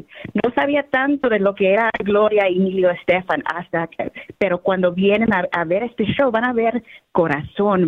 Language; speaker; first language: Spanish; early bilingual, heritage; Spanish